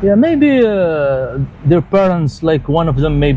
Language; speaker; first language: English; non-native, local second language; Arabic